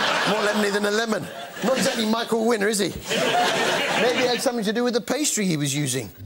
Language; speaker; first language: English; native; English